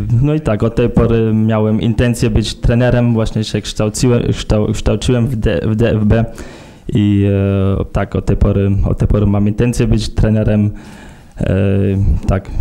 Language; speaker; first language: Polish; early bilingual, heritage; Polish